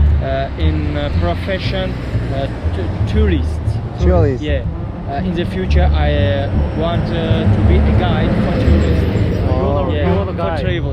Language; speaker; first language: English; non-native, learner; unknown